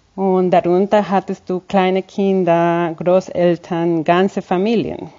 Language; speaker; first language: German; non-native, fluent; Spanish